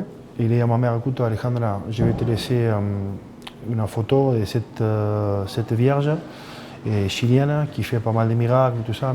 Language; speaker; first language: French; non-native, fluent; Spanish